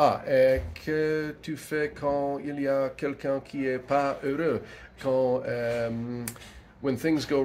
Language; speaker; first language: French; non-native, learner; English